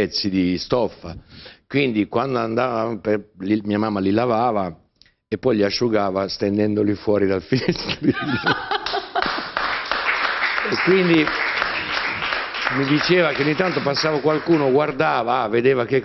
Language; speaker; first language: Italian; native; Italian